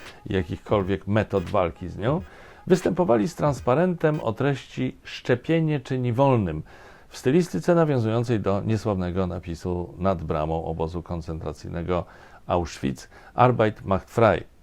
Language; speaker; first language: Polish; native; Polish